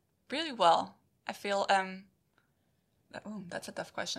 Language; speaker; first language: English; non-native, fluent; French